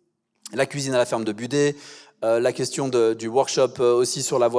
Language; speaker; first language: French; native; French